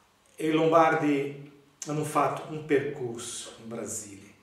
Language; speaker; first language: Italian; non-native, learner; Portuguese